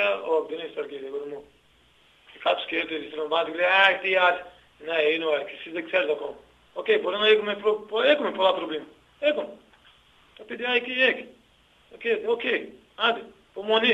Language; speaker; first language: Greek; non-native, learner; Portuguese